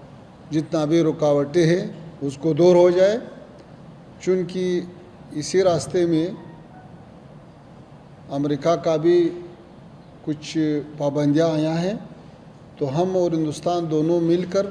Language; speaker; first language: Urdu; non-native, fluent; Pashto